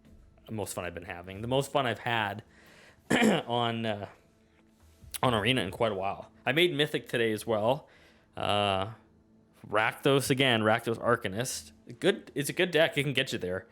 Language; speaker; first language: English; native; English